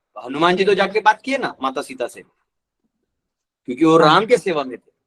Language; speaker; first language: Hindi; non-native, local second language; Marathi